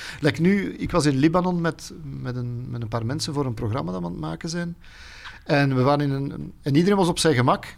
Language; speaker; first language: Dutch; native; Dutch